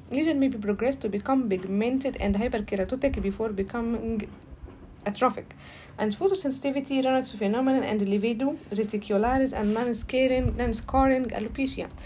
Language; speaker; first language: English; non-native, fluent; Arabic